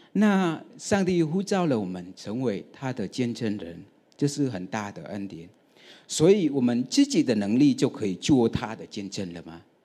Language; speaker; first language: Chinese; non-native, fluent; Vietnamese